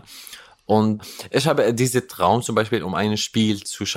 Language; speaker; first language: German; non-native, learner; Arabic